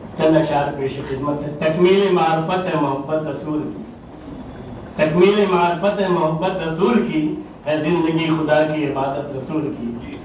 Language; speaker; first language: Urdu; native; Urdu